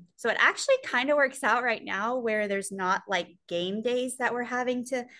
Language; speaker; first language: English; native; English